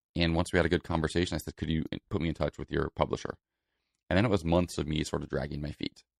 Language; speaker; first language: English; native; English